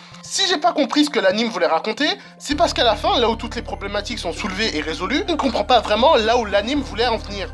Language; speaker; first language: French; native; French